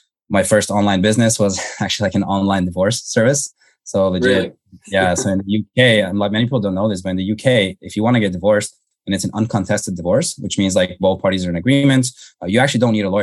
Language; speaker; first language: English; native; English